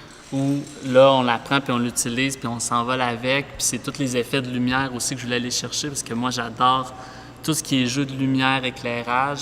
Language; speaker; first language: French; native; French